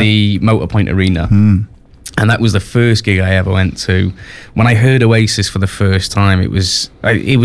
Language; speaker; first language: English; native; English